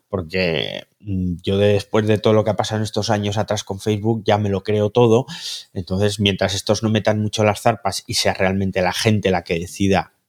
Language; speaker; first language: Spanish; native; Spanish